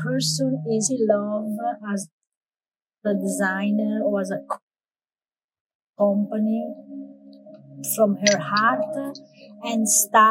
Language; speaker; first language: English; non-native, learner; Italian